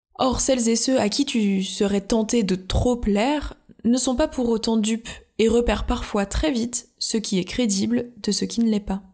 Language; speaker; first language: French; native; French